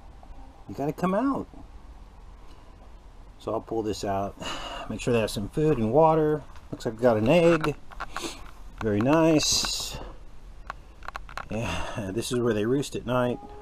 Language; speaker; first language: English; native; English